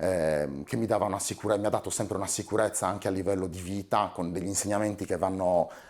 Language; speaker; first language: Italian; native; Italian